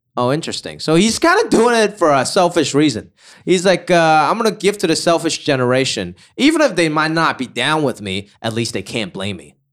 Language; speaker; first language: English; non-native, local second language; Cantonese